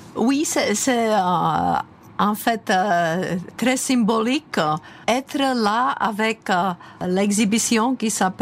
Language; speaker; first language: French; non-native, fluent; Czech